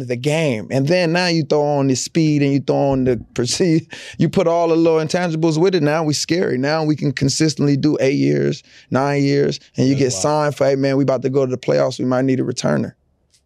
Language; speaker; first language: English; native; English